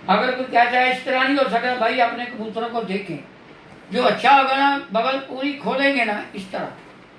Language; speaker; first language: Hindi; non-native, local second language; Punjabi